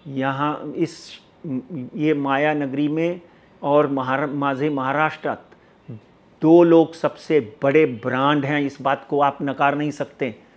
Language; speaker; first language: Hindi; native; Hindi